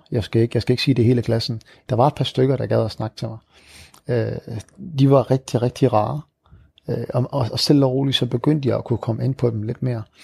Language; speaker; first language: Danish; early bilingual, other home language; Arabic